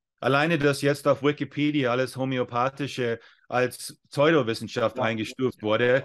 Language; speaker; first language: German; non-native, fluent; English